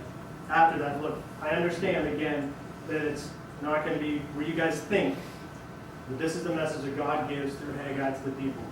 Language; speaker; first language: English; native; English